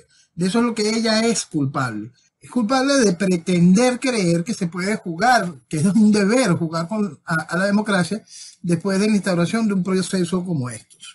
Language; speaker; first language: Spanish; native; Spanish